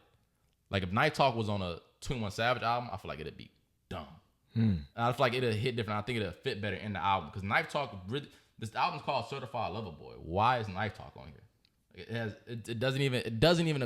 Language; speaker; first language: English; native; English